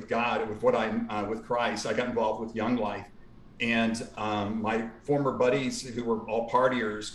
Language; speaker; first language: English; native; English